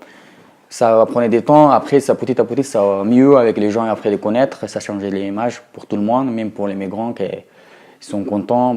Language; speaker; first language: French; non-native, learner; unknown